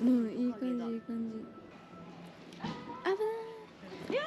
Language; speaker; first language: Japanese; native; Japanese